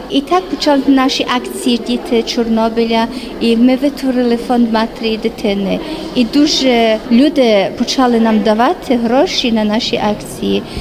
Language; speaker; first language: Ukrainian; early bilingual, heritage; Ukrainian